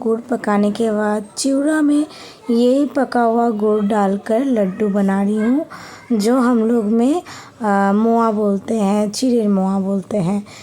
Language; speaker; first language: Hindi; non-native, local second language; Bangla